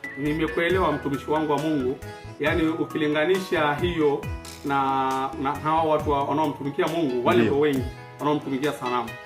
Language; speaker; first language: Swahili; non-native, local second language; Masai